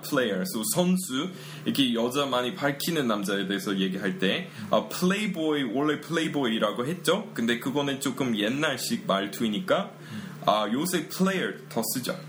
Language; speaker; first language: Korean; non-native, fluent; English